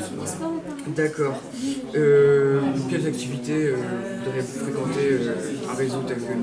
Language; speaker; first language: French; native; French